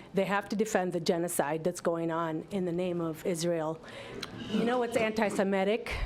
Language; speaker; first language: English; non-native, fluent; Arabic